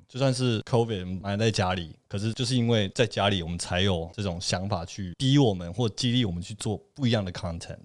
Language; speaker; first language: Chinese; early bilingual, heritage; Chinese